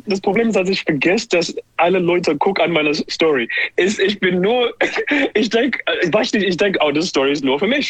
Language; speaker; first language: German; non-native, learner; English